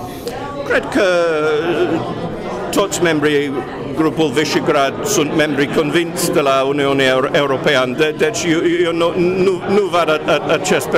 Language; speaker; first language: Romanian; non-native, fluent; English